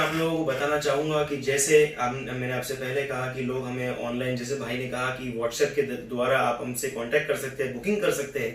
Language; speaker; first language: Hindi; native; Hindi